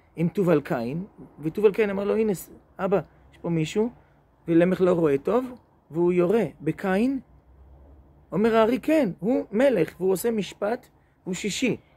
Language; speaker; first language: Hebrew; native; Hebrew